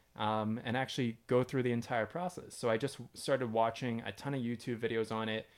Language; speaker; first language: English; native; English